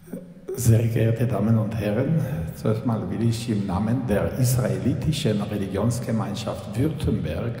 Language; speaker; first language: German; non-native, fluent; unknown